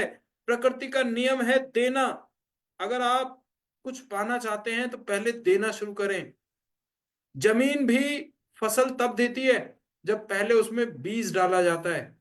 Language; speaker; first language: Hindi; native; Hindi